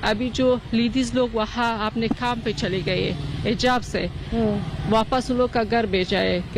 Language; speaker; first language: Hindi; non-native, fluent; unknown